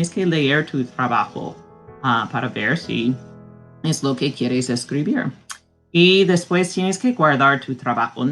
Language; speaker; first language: Spanish; non-native, fluent; English